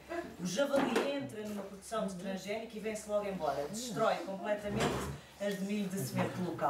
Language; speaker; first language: Portuguese; native; Portuguese